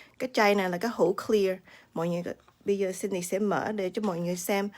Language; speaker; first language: Vietnamese; early bilingual, heritage; Vietnamese